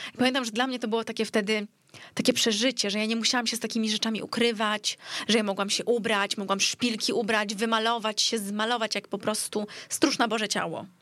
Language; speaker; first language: Polish; early bilingual, heritage; Greek